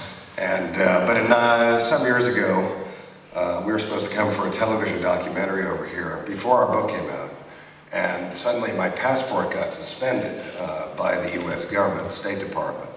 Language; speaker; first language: English; native; English